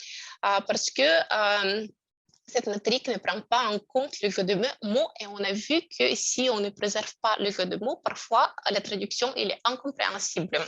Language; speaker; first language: French; non-native, fluent; Russian